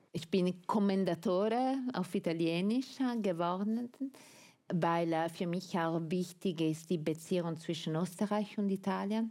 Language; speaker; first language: German; non-native, fluent; Italian